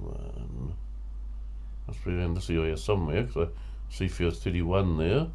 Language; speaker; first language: English; native; English